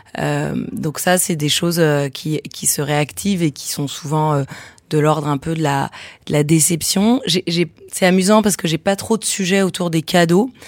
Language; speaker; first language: French; native; French